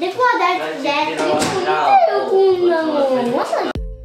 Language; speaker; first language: Japanese; early bilingual, heritage; Japanese